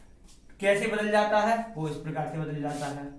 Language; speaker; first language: Hindi; native; Hindi